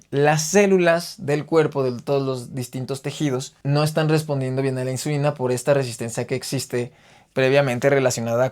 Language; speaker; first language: Spanish; native; Spanish